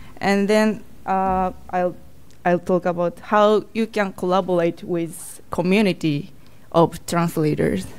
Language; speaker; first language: English; non-native, learner; Japanese